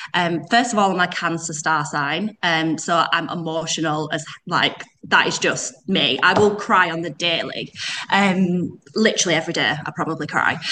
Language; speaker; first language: English; native; English